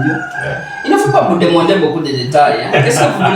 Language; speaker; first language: French; non-native, learner; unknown